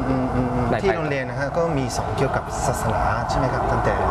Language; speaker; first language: Thai; native; Thai